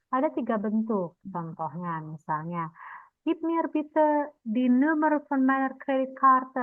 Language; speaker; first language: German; non-native, fluent; Indonesian